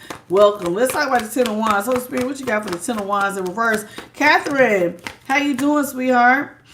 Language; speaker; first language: English; native; English